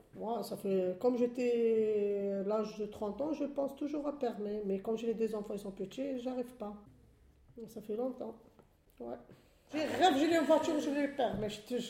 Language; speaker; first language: French; non-native, learner; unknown